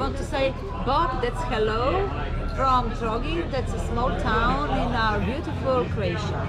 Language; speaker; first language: English; non-native, learner; Croatian